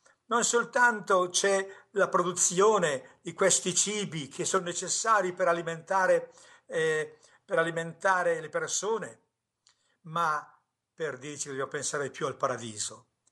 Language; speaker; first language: Italian; native; Italian